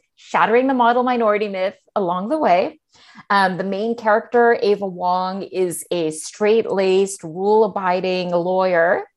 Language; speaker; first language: English; native; English